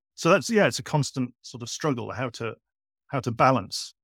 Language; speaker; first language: English; native; English